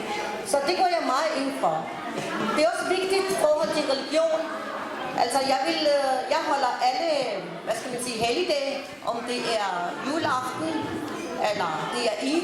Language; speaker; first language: Danish; early bilingual, other home language; Urdu